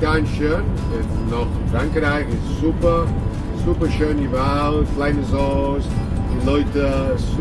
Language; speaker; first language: German; non-native, learner; Spanish